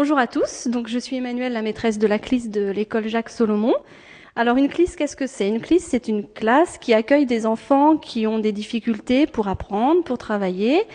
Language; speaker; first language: French; native; French